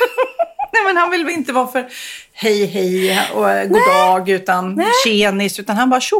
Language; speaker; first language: Swedish; native; Swedish